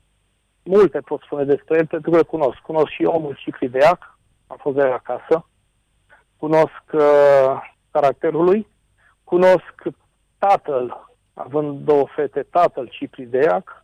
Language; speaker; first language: Romanian; native; Romanian